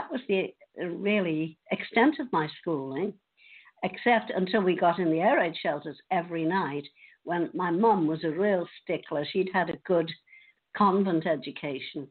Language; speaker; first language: English; native; English